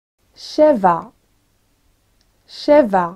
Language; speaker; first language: Hebrew; non-native, fluent; English